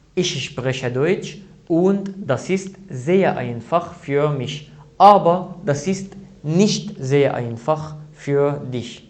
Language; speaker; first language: German; non-native, learner; Arabic